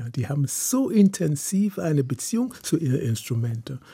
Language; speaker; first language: German; non-native, fluent; Yoruba